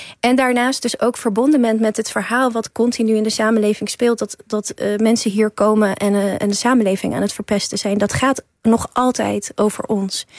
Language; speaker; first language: Dutch; early bilingual, other home language; Persian